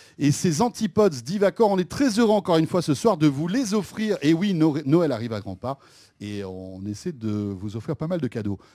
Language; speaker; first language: French; native; French